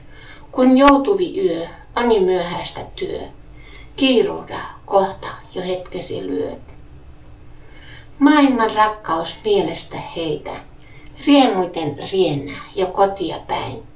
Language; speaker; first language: Finnish; native; Finnish